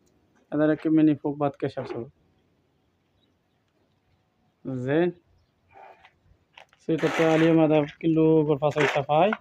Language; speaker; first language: Arabic; non-native, learner; Bangla